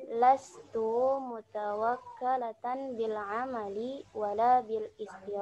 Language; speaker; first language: Arabic; non-native, learner; Indonesian